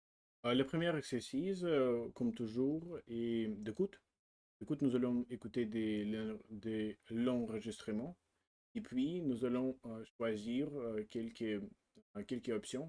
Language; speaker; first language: French; non-native, learner; Russian